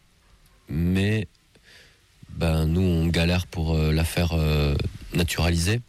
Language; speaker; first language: French; native; French